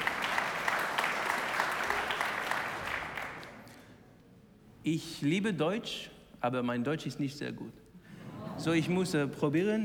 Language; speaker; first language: German; non-native, learner; English